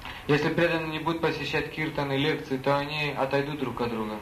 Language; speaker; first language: Russian; native; Russian